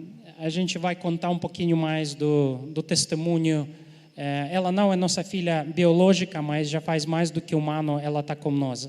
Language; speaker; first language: Portuguese; non-native, fluent; Ukrainian